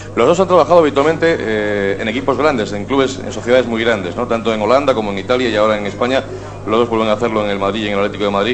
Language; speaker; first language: Spanish; native; Spanish